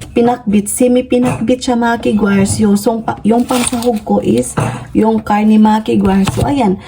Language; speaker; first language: Filipino; non-native, local second language; Cebuano